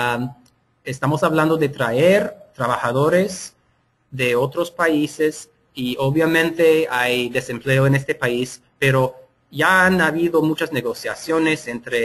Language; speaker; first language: Spanish; non-native, fluent; English